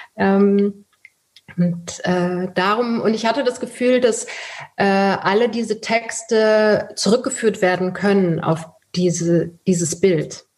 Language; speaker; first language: German; early bilingual, other home language; Persian